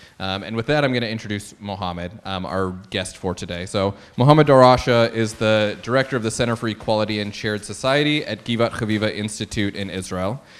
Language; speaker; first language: English; native; English